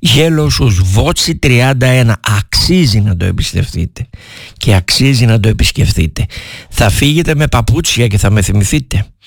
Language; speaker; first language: Greek; native; Greek